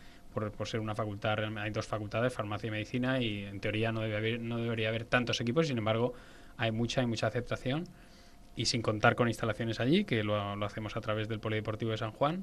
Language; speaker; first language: Spanish; native; Spanish